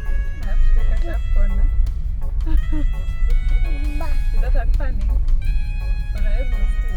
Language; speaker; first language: English; non-native, local second language; Swahili